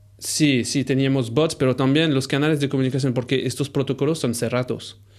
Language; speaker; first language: Spanish; non-native, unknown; French